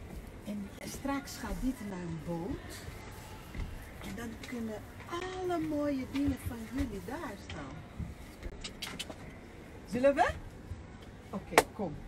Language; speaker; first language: Dutch; non-native, learner; Portuguese